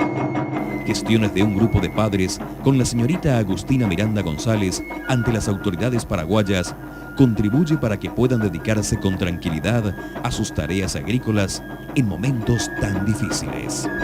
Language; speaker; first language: Spanish; native; Spanish